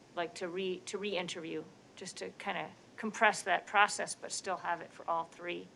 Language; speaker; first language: English; native; English